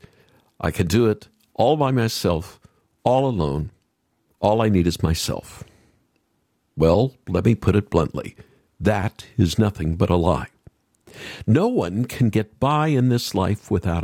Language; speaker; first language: English; native; English